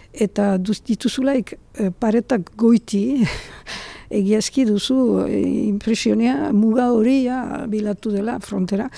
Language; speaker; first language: Basque; native; Basque